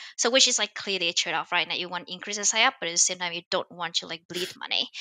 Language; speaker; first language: English; non-native, fluent; Vietnamese